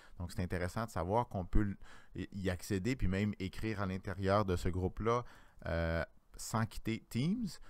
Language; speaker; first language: French; native; French